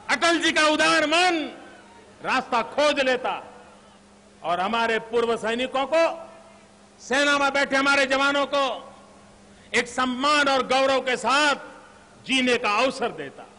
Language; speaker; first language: Hindi; non-native, local second language; Gujarati